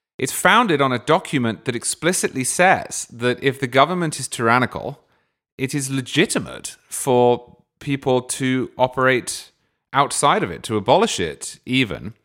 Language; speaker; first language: English; native; English